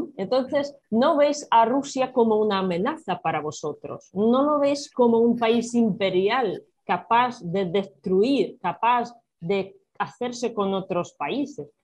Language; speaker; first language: Spanish; non-native, fluent; Ukrainian